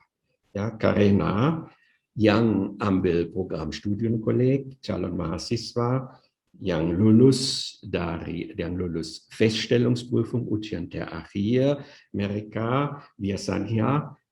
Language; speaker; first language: Indonesian; non-native, fluent; German